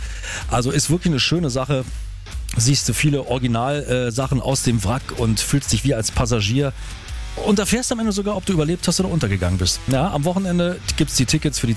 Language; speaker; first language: German; native; German